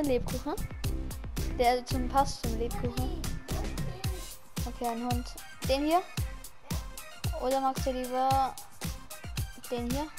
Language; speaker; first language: German; native; German